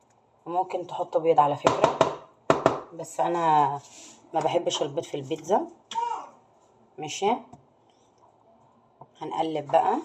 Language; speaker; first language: Arabic; native; Arabic